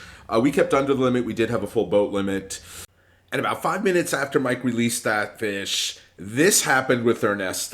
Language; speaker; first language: English; native; English